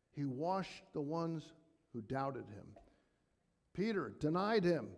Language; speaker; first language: English; native; English